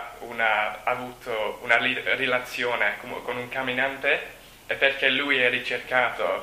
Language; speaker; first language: Italian; non-native, learner; English